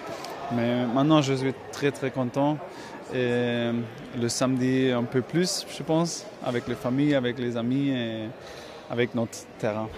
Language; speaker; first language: French; non-native, fluent; German